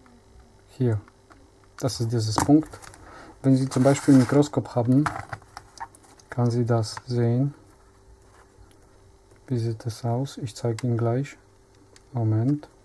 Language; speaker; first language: German; non-native, learner; Polish